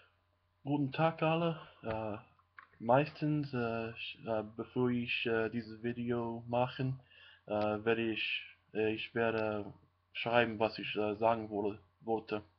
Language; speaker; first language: German; non-native, learner; English